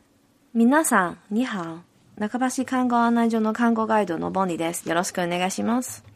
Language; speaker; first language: Japanese; non-native, fluent; Cantonese